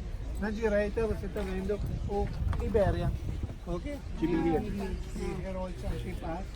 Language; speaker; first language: Portuguese; non-native, learner; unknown